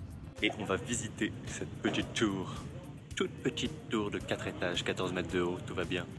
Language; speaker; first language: French; native; French